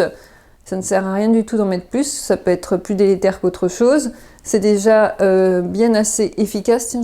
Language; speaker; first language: French; native; French